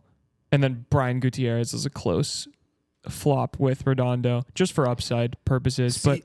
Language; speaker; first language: English; native; English